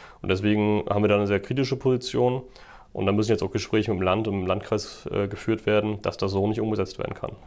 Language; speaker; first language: German; native; German